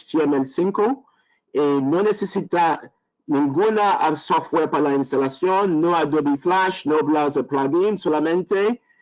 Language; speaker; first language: Spanish; non-native, learner; French